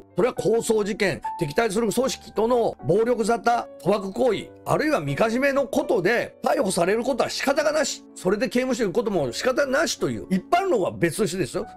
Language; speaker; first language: Japanese; native; Japanese